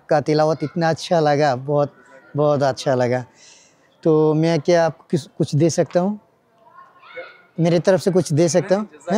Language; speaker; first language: Hindi; non-native, learner; Bangla